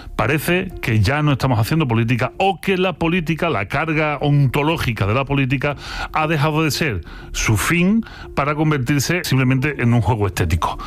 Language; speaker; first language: Spanish; native; Spanish